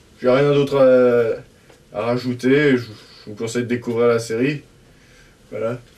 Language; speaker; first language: French; native; French